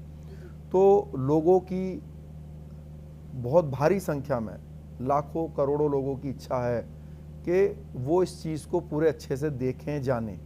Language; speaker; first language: Hindi; native; Hindi